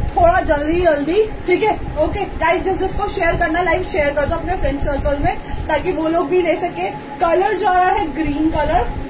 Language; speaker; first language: Hindi; native; Hindi